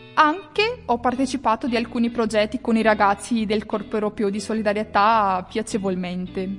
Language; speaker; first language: Italian; non-native, fluent; Portuguese